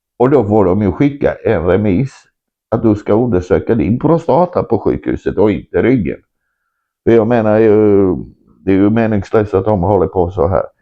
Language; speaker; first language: Swedish; non-native, fluent; Croatian